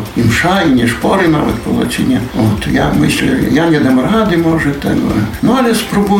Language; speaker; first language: Polish; non-native, local second language; Belarusian